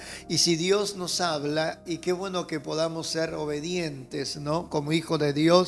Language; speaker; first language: Spanish; native; Spanish